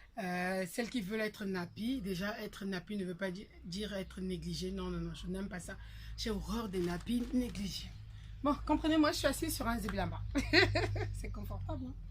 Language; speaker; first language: French; non-native, local second language; Lingala